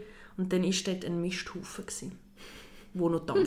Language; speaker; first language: German; native; German